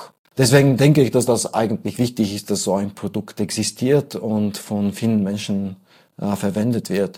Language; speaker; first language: German; non-native, fluent; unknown